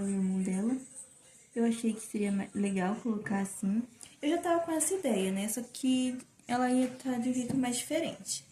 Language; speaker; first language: Portuguese; native; Portuguese